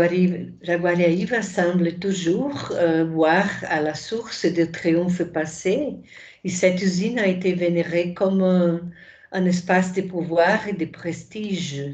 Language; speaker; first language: French; non-native, fluent; Portuguese